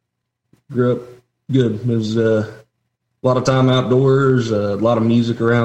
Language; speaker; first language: English; native; English